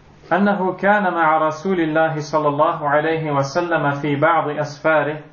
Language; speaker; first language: Arabic; non-native, fluent; French